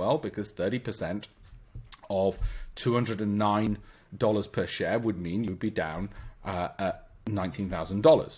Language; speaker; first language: English; native; English